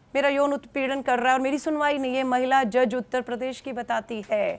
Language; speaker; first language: Hindi; native; Hindi